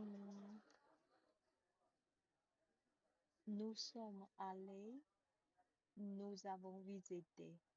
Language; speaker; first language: French; non-native, learner; Chinese